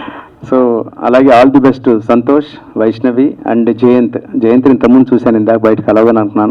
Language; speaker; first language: Telugu; native; Telugu